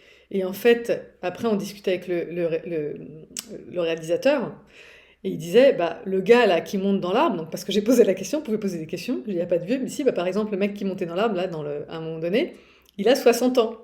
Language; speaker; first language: French; native; French